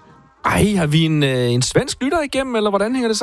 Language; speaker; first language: Danish; native; Danish